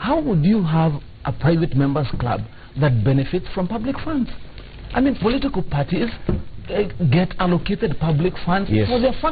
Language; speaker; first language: English; non-native, local second language; Kikuyu